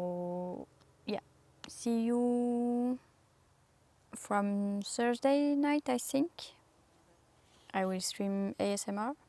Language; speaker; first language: English; non-native, fluent; French